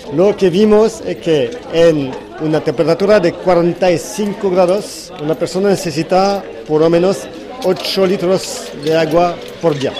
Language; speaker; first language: Spanish; non-native, learner; French